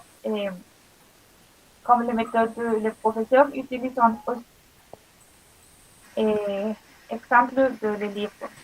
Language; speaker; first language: French; non-native, learner; Spanish